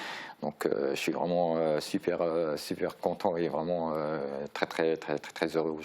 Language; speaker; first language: French; native; French